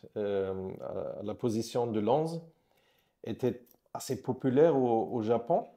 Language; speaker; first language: French; non-native, fluent; German